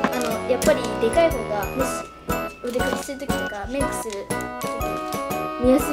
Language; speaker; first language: Japanese; native; Japanese